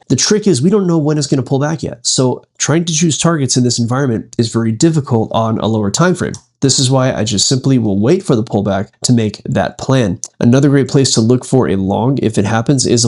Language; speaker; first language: English; native; English